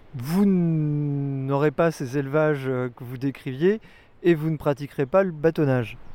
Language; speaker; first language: French; native; French